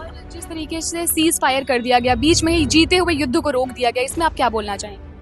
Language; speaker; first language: Hindi; native; Hindi